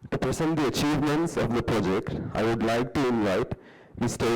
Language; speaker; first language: English; non-native, local second language; Sinhala